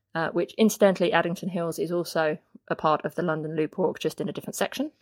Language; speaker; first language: English; native; English